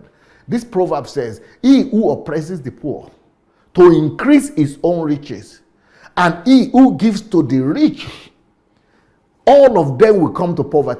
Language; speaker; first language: English; non-native, local second language; Yoruba